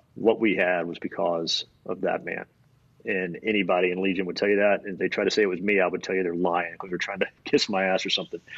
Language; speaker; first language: English; native; English